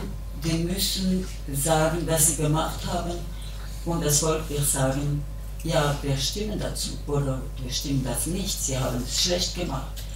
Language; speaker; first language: German; non-native, local second language; French